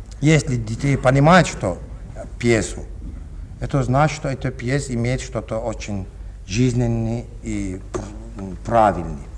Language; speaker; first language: Russian; non-native, learner; Turkish